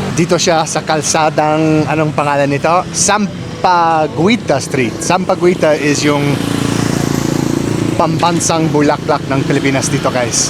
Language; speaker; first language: Filipino; non-native, learner; English